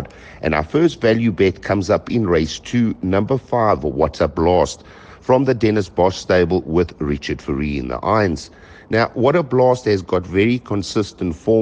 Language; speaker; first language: English; native; English